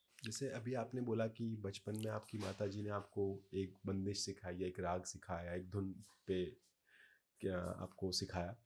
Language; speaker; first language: Hindi; native; Hindi